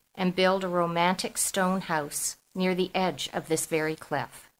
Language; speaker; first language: English; native; English